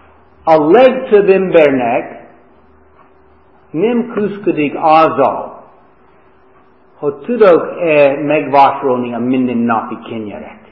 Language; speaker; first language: Hungarian; non-native, fluent; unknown